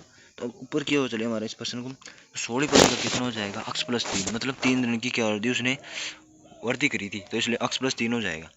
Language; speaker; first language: Hindi; native; Hindi